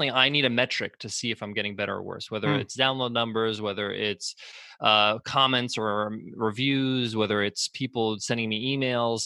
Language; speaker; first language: English; native; English